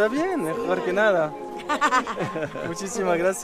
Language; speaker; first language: Spanish; non-native, learner; French